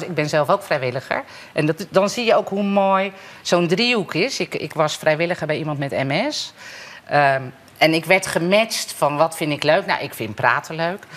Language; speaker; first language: Dutch; native; Dutch